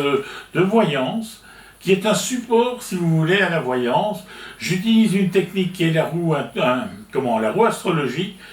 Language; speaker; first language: French; native; French